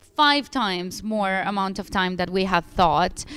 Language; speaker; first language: English; non-native, fluent; Italian